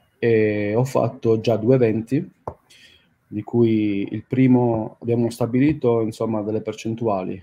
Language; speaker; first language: Italian; native; Italian